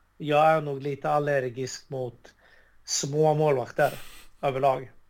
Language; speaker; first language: Swedish; early bilingual, other home language; Arabic